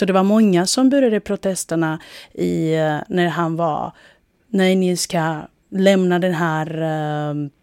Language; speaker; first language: Swedish; non-native, fluent; Spanish